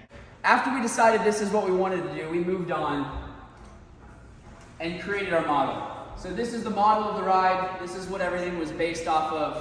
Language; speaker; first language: English; native; English